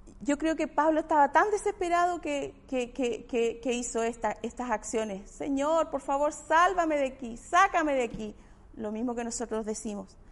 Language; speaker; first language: Spanish; native; Spanish